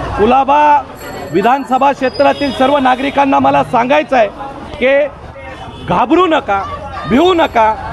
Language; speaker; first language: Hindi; non-native, local second language; Marathi